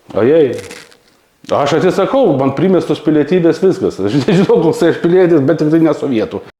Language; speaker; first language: Lithuanian; native; Lithuanian